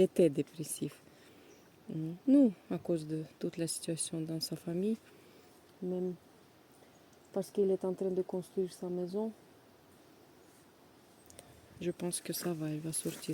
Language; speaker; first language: French; non-native, learner; Russian